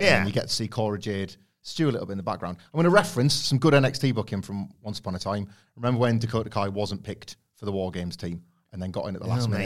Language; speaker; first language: English; native; English